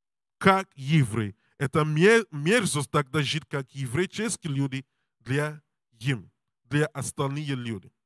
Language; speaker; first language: Russian; non-native, learner; English